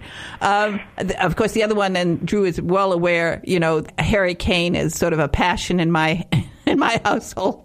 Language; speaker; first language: English; native; English